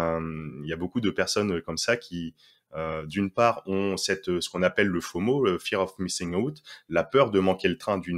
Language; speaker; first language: French; native; French